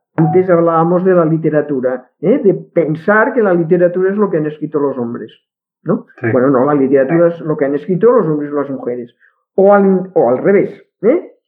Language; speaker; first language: Spanish; non-native, local second language; Catalan